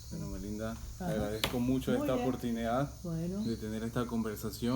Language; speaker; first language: Spanish; native; Spanish